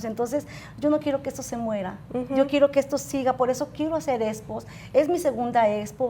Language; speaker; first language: Spanish; native; Spanish